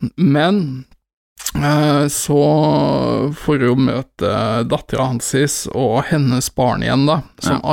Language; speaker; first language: Norwegian; native; Norwegian